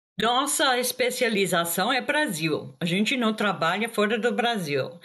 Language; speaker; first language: Portuguese; non-native, fluent; English